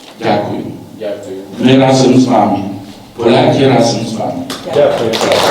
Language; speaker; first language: Polish; non-native, fluent; Ukrainian